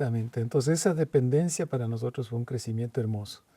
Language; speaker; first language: Spanish; native; Spanish